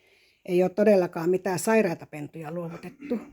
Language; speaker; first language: Finnish; native; Finnish